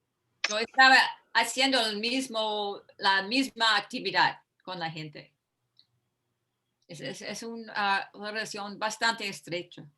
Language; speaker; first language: Spanish; non-native, fluent; English